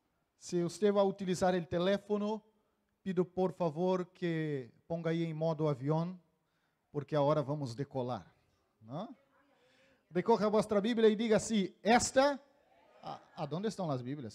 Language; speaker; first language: Spanish; non-native, fluent; Portuguese